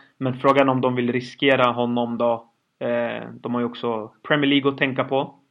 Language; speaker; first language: Swedish; early bilingual, other home language; Kurdish